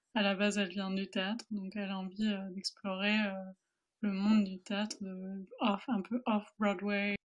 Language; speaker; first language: French; early bilingual, other home language; Spanish